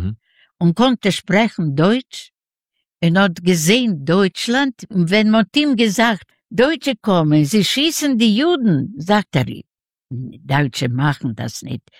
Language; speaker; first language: German; non-native, fluent; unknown